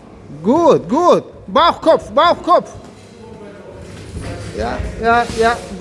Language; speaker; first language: German; non-native, learner; Tajik